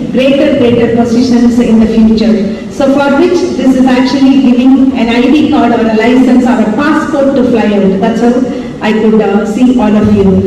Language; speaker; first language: English; non-native, local second language; Tamil